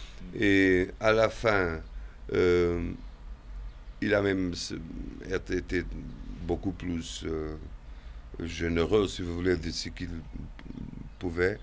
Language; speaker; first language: French; non-native, fluent; Portuguese